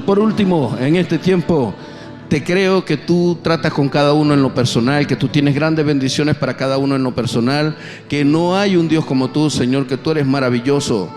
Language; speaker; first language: Spanish; native; Spanish